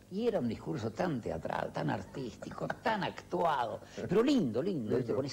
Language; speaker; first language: Spanish; early bilingual, other home language; Yiddish